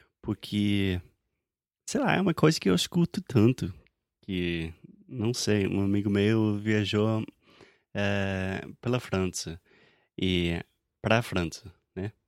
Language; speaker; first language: Portuguese; non-native, fluent; English